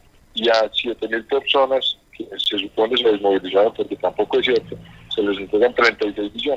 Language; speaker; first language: Spanish; native; Spanish